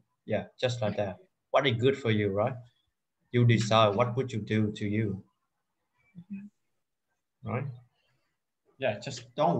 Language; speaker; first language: English; non-native, fluent; Vietnamese